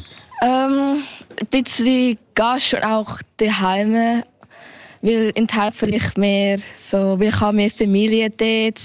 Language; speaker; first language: German; early bilingual, heritage; Thai